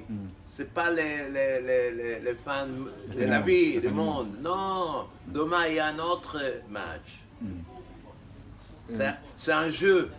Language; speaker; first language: French; non-native, fluent; Hebrew